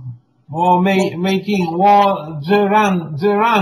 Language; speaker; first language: Chinese; non-native, learner; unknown